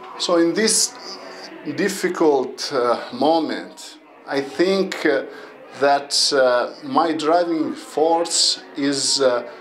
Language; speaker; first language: English; non-native, learner; Italian